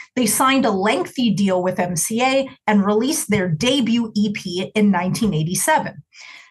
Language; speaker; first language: English; native; English